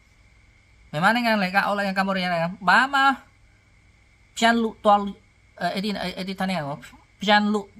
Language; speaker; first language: Burmese; non-native, learner; Khmer